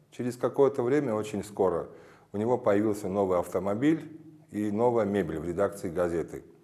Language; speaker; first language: Russian; non-native, local second language; Armenian